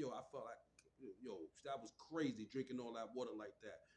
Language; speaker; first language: English; native; English